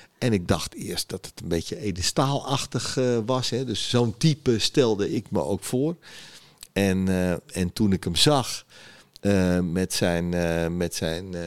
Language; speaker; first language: Dutch; early bilingual, other home language; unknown